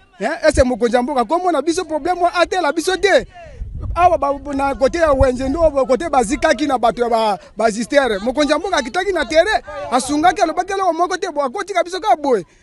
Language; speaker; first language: Lingala; native; Lingala